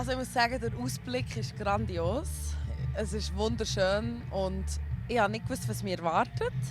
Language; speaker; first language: German; early bilingual, other home language; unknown